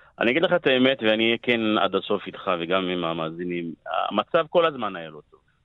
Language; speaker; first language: Hebrew; non-native, local second language; Arabic